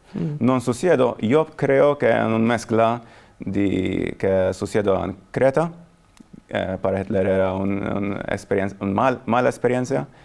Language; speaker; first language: Spanish; non-native, fluent; Maltese